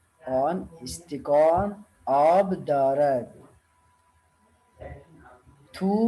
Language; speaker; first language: Persian; non-native, learner; Urdu